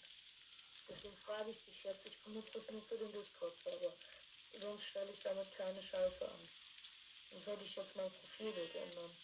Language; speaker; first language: German; native; German